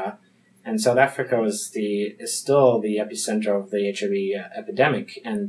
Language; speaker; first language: English; non-native, fluent; German